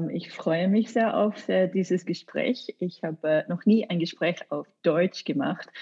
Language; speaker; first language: German; non-native, learner; English